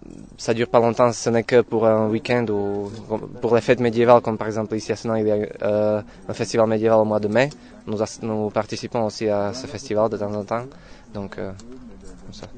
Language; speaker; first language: French; non-native, fluent; Slovak